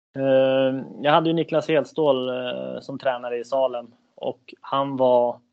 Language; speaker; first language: Swedish; native; Swedish